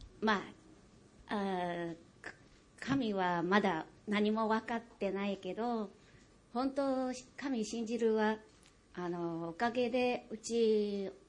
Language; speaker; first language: Japanese; non-native, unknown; Chinese